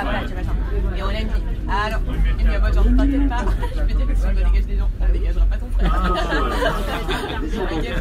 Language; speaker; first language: French; native; French